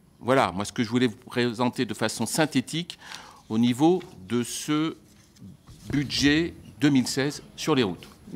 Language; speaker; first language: French; native; French